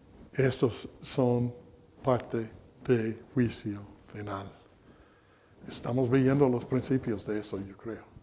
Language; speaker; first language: Spanish; non-native, fluent; English